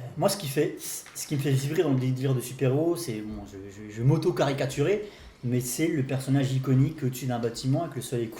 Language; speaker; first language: French; native; French